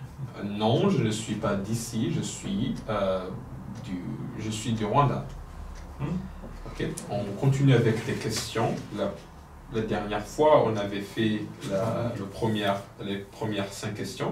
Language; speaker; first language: French; non-native, local second language; Kinyarwanda